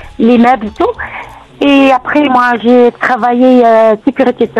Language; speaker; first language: French; non-native, learner; Arabic